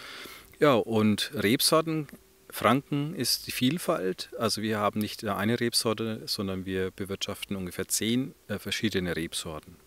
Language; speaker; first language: German; native; German